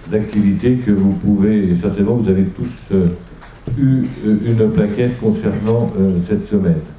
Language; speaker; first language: French; native; French